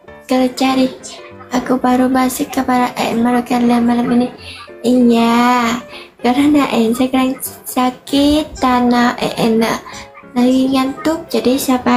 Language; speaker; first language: Indonesian; non-native, learner; Vietnamese